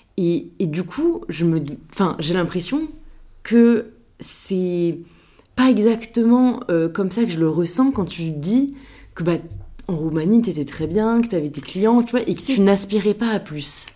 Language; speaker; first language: French; native; French